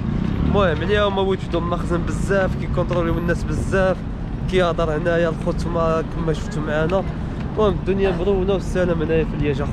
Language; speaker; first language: Arabic; native; Arabic